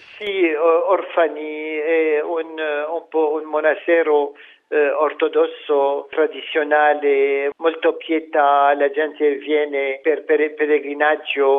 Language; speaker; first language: Italian; non-native, fluent; Arabic